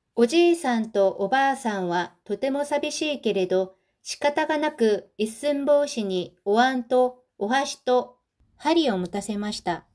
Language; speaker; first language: Japanese; non-native, local second language; Korean